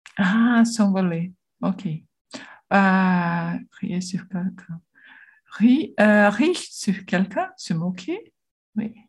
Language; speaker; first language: French; non-native, learner; Portuguese